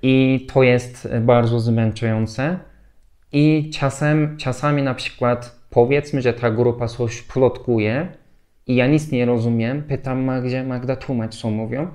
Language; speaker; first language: Polish; non-native, learner; Turkish